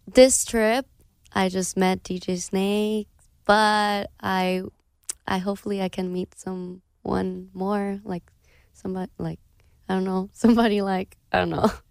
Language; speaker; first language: English; non-native, fluent; Thai